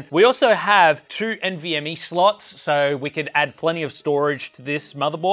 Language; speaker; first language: English; native; English